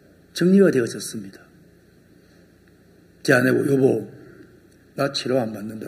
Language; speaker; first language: Korean; native; Korean